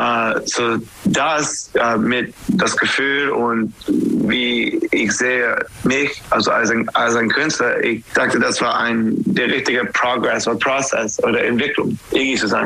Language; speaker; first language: German; non-native, fluent; English